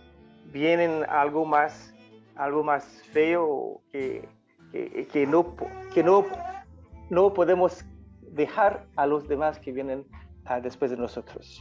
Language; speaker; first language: Spanish; non-native, fluent; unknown